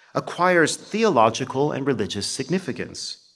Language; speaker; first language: English; native; English